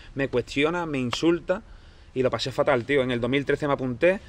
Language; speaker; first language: Spanish; native; Spanish